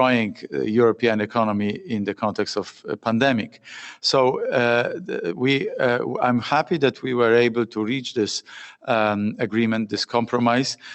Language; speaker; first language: English; non-native, fluent; Polish